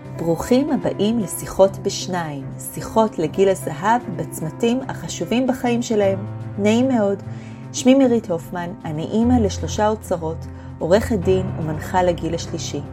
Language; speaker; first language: Hebrew; native; Hebrew